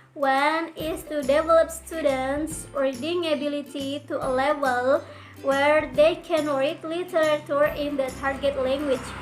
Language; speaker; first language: English; non-native, learner; Indonesian